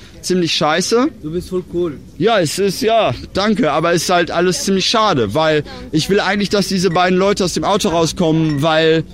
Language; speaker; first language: German; native; German